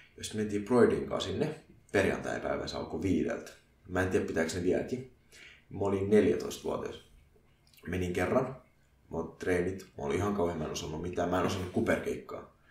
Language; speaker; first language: Finnish; early bilingual, other home language; Arabic